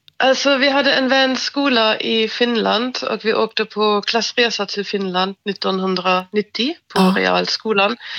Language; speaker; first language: Swedish; non-native, fluent; German